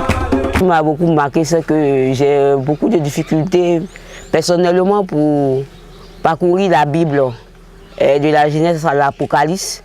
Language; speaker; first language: French; non-native, local second language; Baoulé